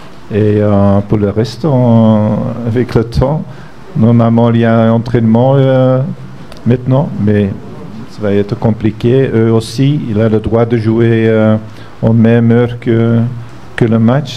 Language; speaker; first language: French; non-native, fluent; Dutch